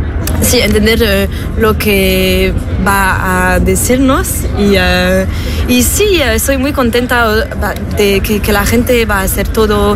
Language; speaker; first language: Spanish; non-native, learner; French